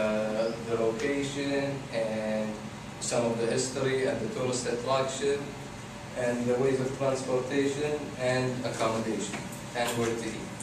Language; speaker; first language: English; non-native, fluent; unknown